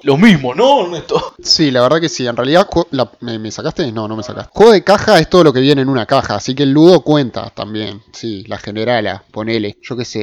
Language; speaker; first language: Spanish; native; Spanish